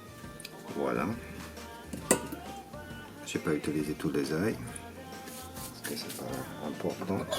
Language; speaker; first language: French; non-native, learner; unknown